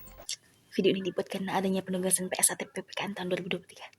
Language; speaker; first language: Indonesian; native; Indonesian